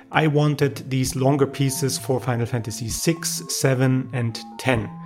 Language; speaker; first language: English; non-native, fluent; German